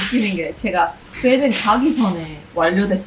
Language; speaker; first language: Korean; non-native, fluent; Swedish